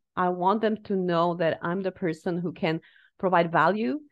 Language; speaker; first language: English; non-native, fluent; Slovak